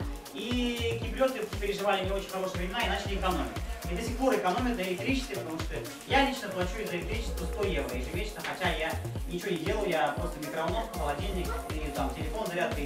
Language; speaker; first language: Russian; native; Russian